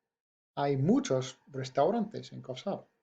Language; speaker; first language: Spanish; non-native, fluent; English